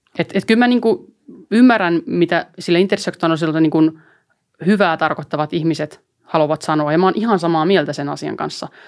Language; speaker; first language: Finnish; early bilingual, other home language; Albanian